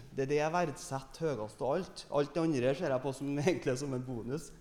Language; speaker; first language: Norwegian; native; Norwegian